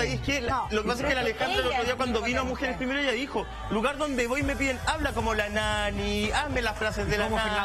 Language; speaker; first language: Spanish; native; Spanish